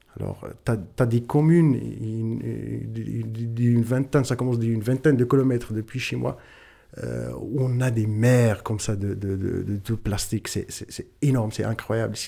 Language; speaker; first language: French; non-native, local second language; Tachelhit